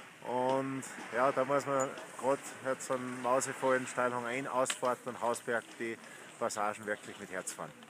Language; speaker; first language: German; native; German